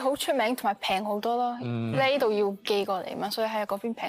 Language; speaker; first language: Cantonese; early bilingual, heritage; Cantonese